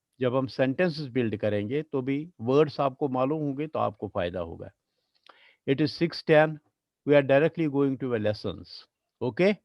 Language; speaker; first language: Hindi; non-native, local second language; Kashmiri